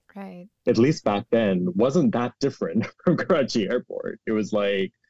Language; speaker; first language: English; non-native, local second language; Urdu